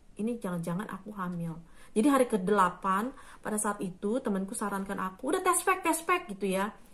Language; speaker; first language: Indonesian; native; Indonesian